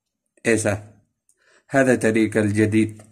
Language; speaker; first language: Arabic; non-native, learner; Urdu